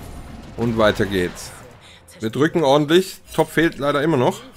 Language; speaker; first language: German; native; German